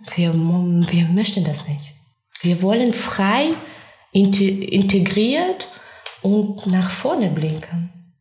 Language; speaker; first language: German; non-native, fluent; Ukrainian